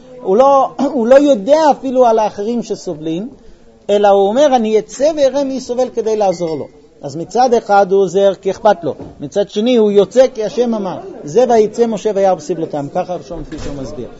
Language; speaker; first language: Hebrew; non-native, fluent; English